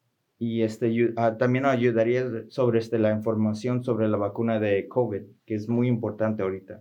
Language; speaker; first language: Spanish; early bilingual, heritage; Spanish